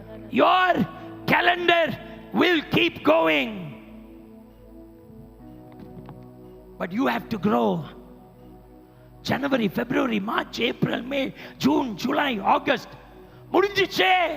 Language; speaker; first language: English; non-native, local second language; Tamil